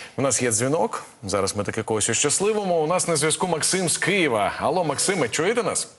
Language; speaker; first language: Ukrainian; native; Ukrainian